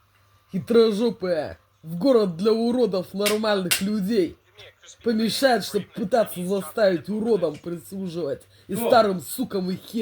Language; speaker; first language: Russian; native; Russian